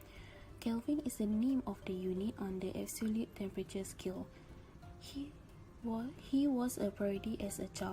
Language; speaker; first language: English; non-native, local second language; Malay